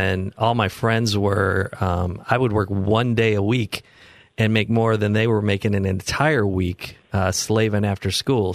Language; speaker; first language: English; native; English